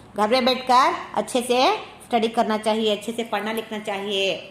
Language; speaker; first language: Hindi; non-native, local second language; Kannada